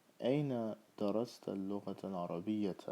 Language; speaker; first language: Arabic; non-native, fluent; English